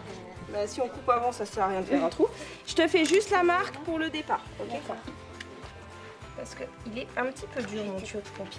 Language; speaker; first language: French; native; French